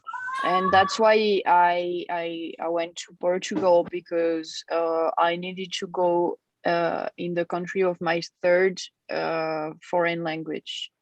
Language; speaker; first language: English; non-native, fluent; French